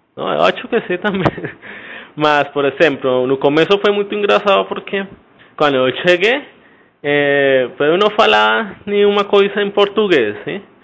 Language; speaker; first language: Portuguese; non-native, fluent; Spanish